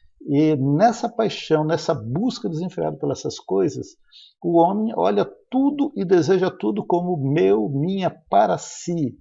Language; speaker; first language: Portuguese; native; Portuguese